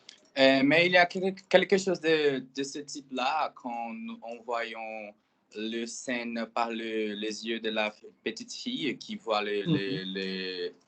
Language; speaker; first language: French; non-native, fluent; Portuguese